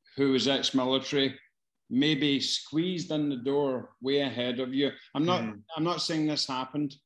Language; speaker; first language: English; native; English